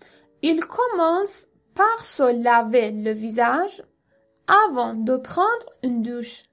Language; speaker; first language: French; non-native, fluent; Persian